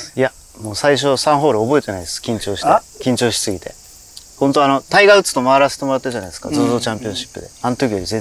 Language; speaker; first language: Japanese; native; Japanese